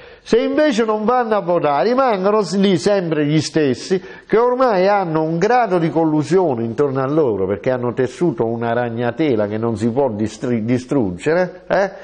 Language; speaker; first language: Italian; native; Italian